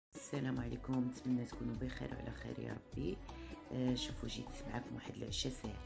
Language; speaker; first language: Arabic; native; Arabic